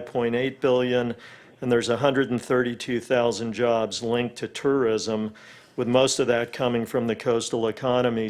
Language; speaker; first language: English; native; English